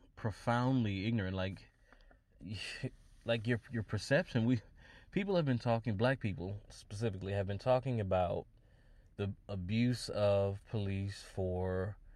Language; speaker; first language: English; native; English